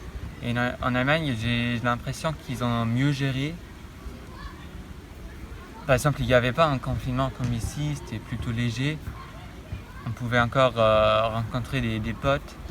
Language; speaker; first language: French; non-native, fluent; German